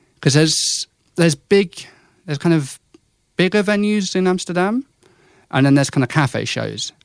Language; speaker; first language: English; native; English